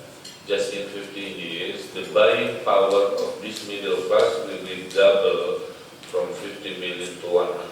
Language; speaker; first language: English; non-native, fluent; Indonesian